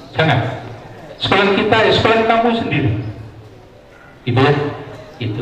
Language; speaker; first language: Indonesian; native; Indonesian